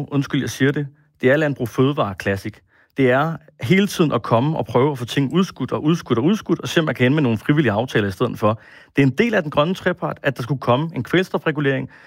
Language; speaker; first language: Danish; native; Danish